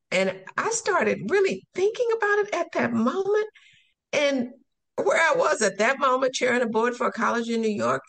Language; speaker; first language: English; native; English